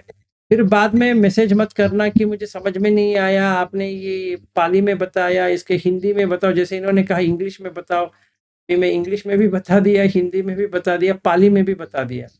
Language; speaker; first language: Hindi; native; Hindi